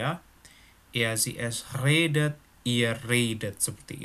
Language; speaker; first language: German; non-native, fluent; Indonesian